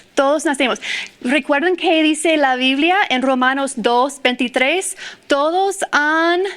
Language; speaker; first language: Spanish; non-native, fluent; English